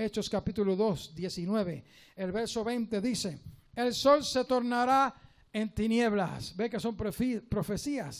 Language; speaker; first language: Spanish; native; Spanish